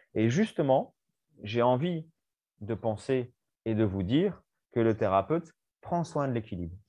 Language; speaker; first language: French; native; French